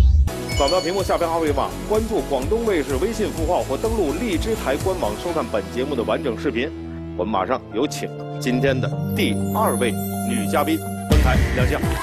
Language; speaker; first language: Chinese; native; Chinese